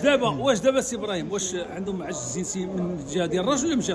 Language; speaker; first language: Arabic; native; Arabic